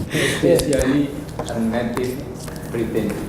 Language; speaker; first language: English; non-native, learner; Malay